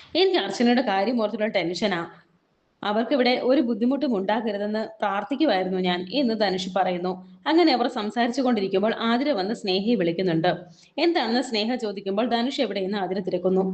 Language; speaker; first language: Malayalam; native; Malayalam